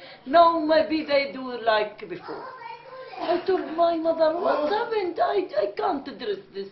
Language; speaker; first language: English; non-native, learner; Arabic